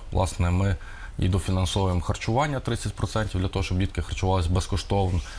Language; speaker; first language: Ukrainian; native; Ukrainian